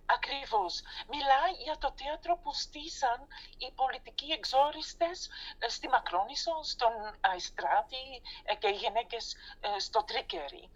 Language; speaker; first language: Greek; non-native, fluent; Dutch